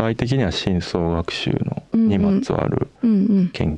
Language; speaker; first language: Japanese; native; Japanese